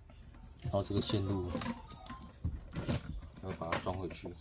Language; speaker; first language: Chinese; native; Chinese